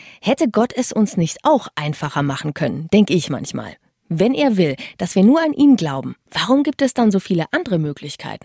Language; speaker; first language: German; native; German